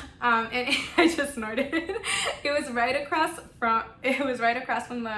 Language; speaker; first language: English; non-native, local second language; Spanish